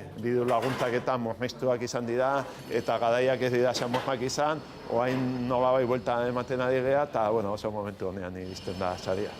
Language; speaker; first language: Basque; non-native, local second language; Spanish